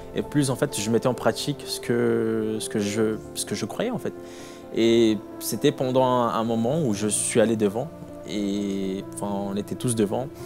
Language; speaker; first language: French; non-native, fluent; Portuguese